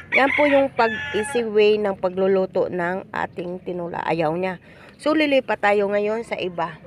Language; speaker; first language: Filipino; native; Filipino